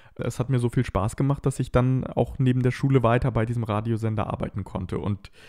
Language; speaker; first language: German; native; German